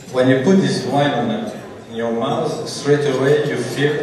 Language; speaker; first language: English; non-native, fluent; French